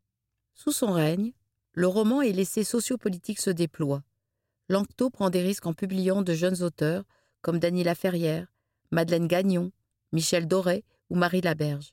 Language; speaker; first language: French; native; French